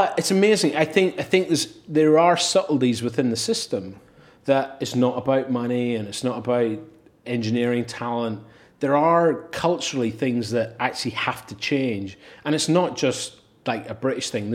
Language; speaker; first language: English; native; English